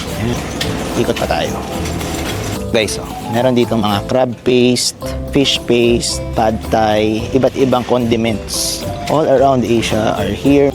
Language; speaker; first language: Filipino; native; Filipino